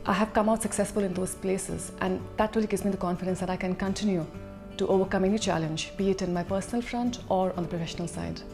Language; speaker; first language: English; non-native, local second language; Hindi